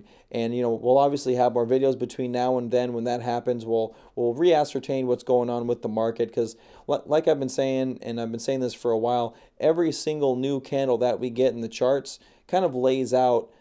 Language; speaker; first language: English; native; English